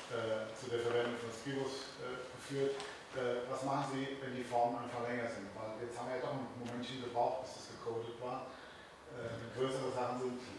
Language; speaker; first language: German; native; German